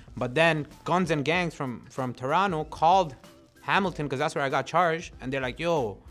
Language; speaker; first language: English; non-native, fluent; Punjabi